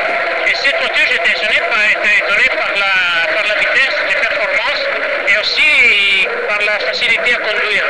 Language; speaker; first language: French; non-native, fluent; Italian